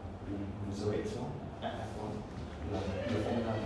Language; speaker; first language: French; non-native, fluent; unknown